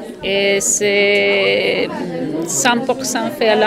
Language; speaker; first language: French; non-native, learner; Spanish